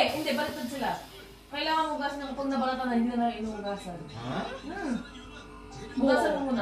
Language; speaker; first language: Korean; non-native, learner; Filipino